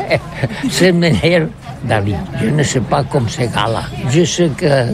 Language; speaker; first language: French; non-native, learner; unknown